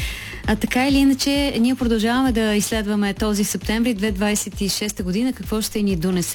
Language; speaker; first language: Bulgarian; native; Bulgarian